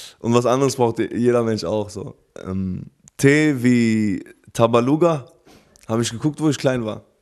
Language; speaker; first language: German; early bilingual, other home language; Albanian